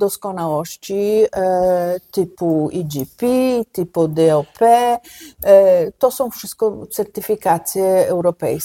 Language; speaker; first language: Polish; non-native, fluent; Italian